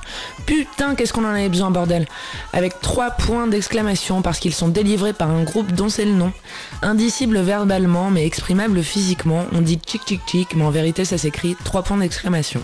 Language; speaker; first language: French; native; French